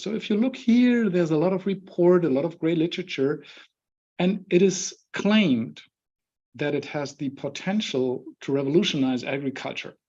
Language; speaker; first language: English; non-native, fluent; German